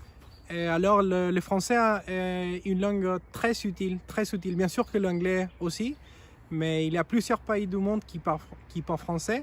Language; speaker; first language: French; non-native, fluent; Spanish